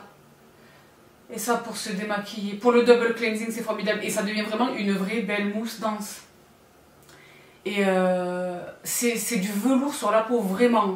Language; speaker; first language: French; native; French